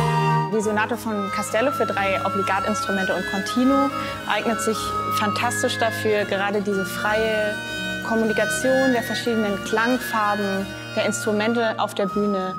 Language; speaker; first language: German; non-native, fluent; Spanish